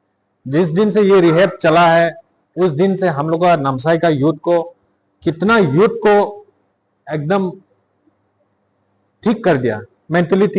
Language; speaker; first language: Hindi; non-native, local second language; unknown